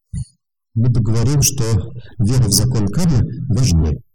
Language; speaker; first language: Russian; native; Russian